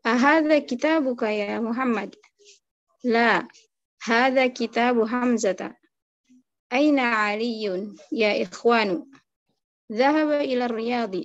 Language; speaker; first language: Arabic; non-native, fluent; Indonesian